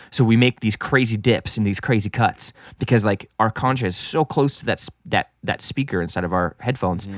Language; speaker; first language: English; non-native, local second language; French